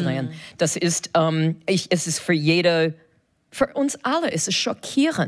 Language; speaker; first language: German; non-native, fluent; English